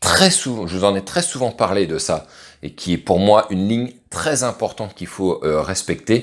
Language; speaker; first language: French; native; French